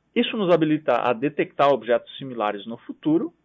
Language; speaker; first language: Portuguese; non-native, local second language; German